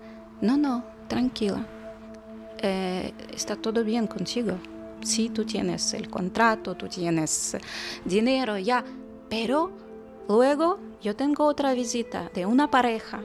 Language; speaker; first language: Spanish; non-native, fluent; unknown